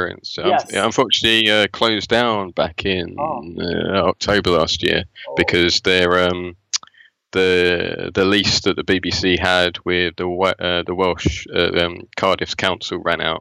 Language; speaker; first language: English; native; English